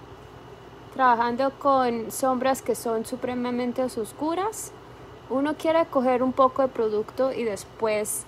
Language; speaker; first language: Spanish; early bilingual, heritage; Spanish